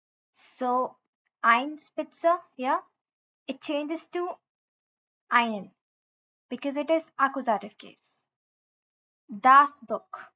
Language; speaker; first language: German; non-native, learner; Hindi